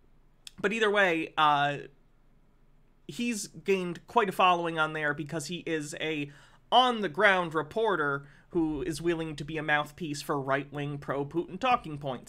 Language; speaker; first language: English; native; English